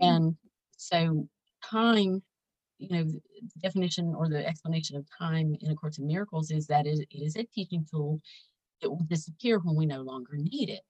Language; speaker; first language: English; native; English